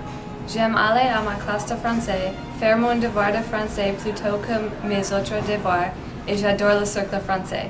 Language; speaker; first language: French; non-native, learner; English